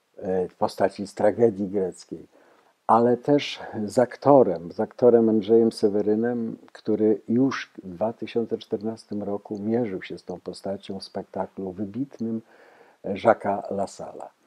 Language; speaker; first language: Polish; native; Polish